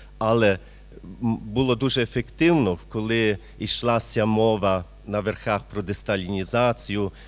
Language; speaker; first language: Ukrainian; early bilingual, heritage; Ukrainian